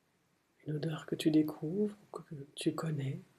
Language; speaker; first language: French; native; French